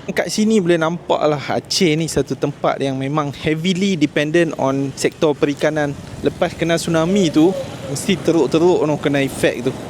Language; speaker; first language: Malay; native; Malay